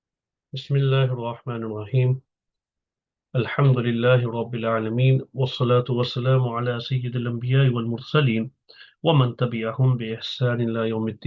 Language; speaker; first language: Arabic; non-native, fluent; English